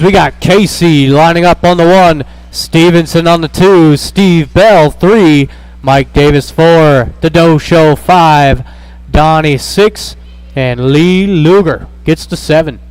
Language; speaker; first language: English; native; English